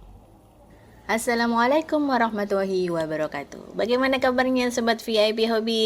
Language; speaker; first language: Indonesian; native; Indonesian